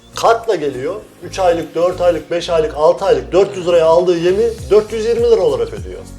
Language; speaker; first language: Turkish; native; Turkish